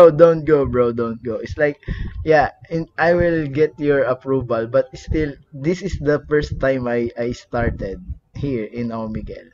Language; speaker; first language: English; non-native, learner; Filipino